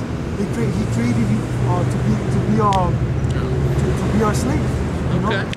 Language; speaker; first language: English; native; English